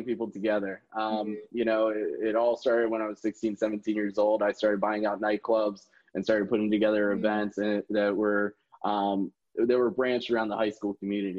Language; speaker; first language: English; native; English